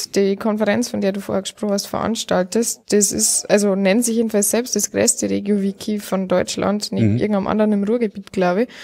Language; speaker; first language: German; native; German